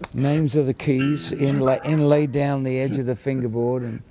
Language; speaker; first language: English; native; English